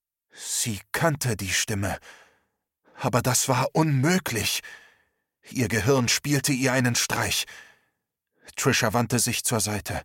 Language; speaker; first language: German; native; German